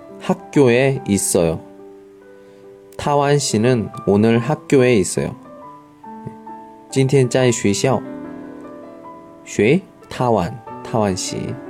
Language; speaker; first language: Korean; non-native, fluent; Chinese